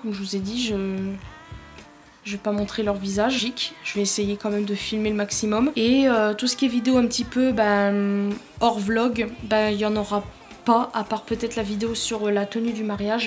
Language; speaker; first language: French; native; French